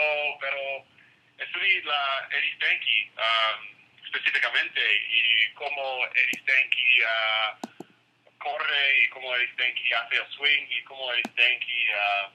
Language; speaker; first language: Spanish; non-native, learner; English